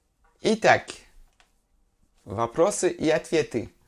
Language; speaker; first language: Russian; non-native, fluent; French